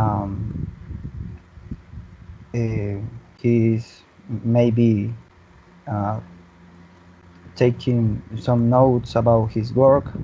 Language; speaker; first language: English; non-native, learner; Spanish